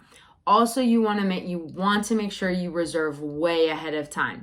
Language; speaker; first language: English; native; English